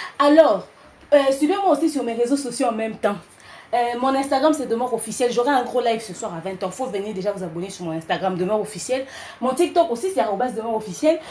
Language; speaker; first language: French; non-native, local second language; Lingala